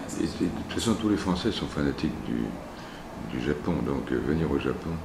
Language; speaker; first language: French; native; French